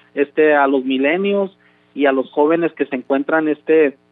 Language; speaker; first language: Spanish; early bilingual, heritage; Spanish